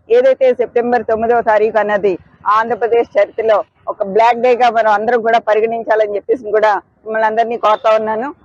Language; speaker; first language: Telugu; native; Telugu